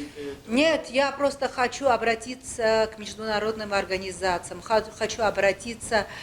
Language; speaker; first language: Russian; non-native, local second language; Armenian